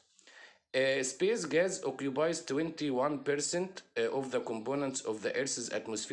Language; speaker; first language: English; non-native, fluent; Arabic